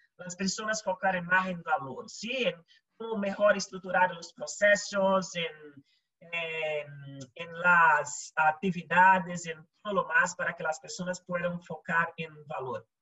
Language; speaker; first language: Spanish; non-native, local second language; Portuguese